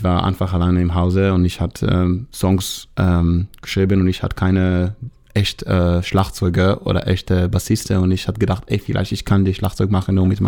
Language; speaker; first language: German; non-native, fluent; Hebrew